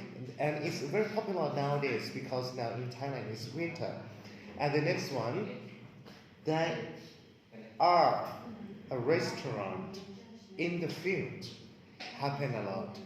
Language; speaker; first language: English; non-native, learner; Thai